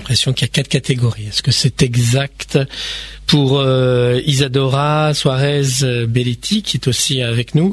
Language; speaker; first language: French; native; French